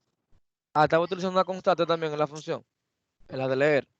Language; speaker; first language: Spanish; native; Spanish